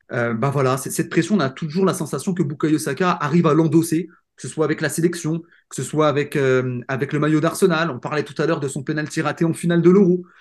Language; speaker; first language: French; native; French